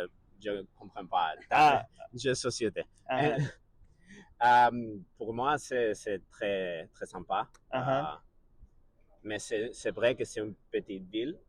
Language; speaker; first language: French; non-native, learner; Catalan